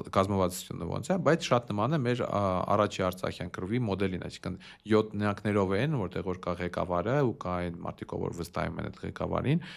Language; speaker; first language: Armenian; early bilingual, heritage; Armenian